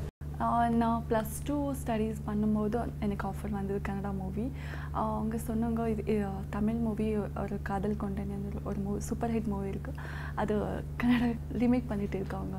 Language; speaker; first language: Tamil; non-native, learner; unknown